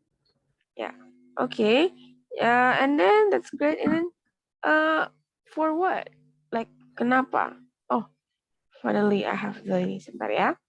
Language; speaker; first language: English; non-native, fluent; Indonesian